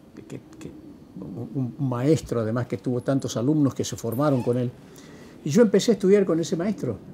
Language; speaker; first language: Spanish; native; Spanish